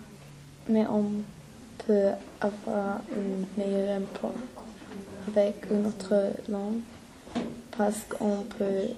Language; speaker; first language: French; non-native, learner; English